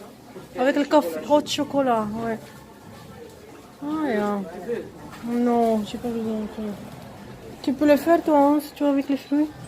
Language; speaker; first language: French; non-native, local second language; Arabic